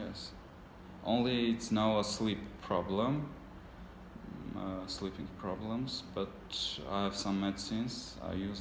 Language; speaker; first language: English; non-native, learner; Armenian